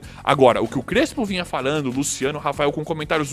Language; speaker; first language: Portuguese; native; Portuguese